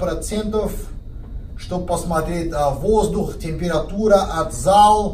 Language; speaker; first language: Russian; non-native, fluent; Portuguese